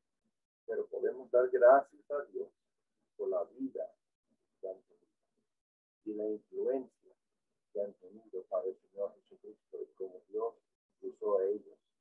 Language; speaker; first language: Spanish; non-native, fluent; English